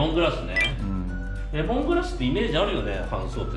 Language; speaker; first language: Japanese; native; Japanese